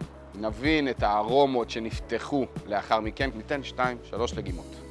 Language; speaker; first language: Hebrew; native; Hebrew